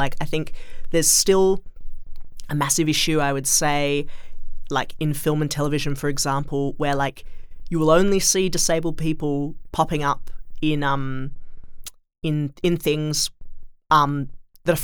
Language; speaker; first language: English; native; English